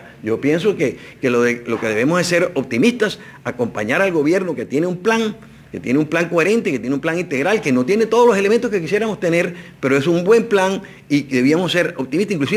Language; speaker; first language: Spanish; native; Spanish